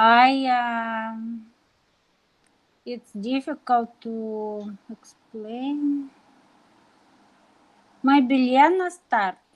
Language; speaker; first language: English; non-native, learner; Russian